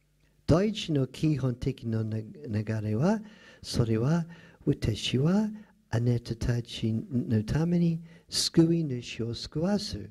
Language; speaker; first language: Japanese; non-native, fluent; English